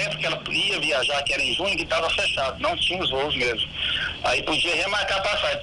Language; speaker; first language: Portuguese; native; Portuguese